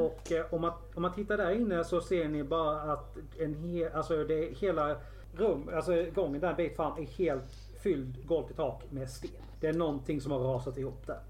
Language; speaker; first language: Swedish; native; Swedish